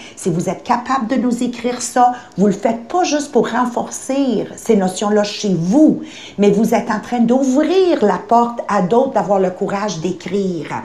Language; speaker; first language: French; native; French